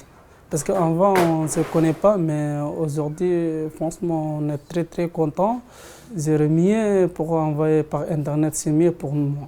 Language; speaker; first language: French; non-native, learner; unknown